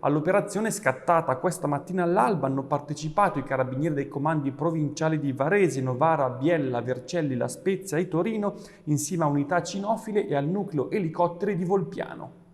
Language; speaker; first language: Italian; native; Italian